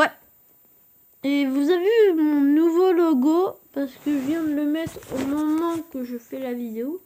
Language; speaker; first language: French; native; French